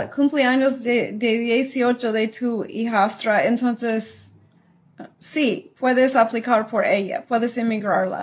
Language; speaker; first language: Spanish; non-native, fluent; English